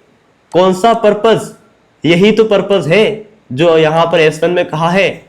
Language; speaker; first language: Hindi; native; Hindi